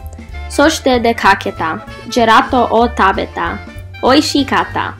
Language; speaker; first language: Japanese; non-native, learner; English